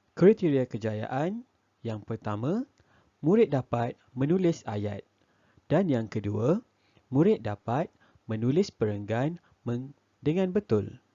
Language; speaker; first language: Malay; native; Malay